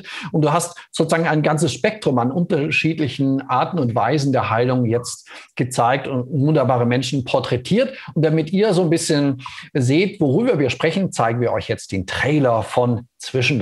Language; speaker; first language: German; native; German